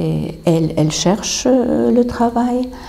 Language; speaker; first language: French; non-native, fluent; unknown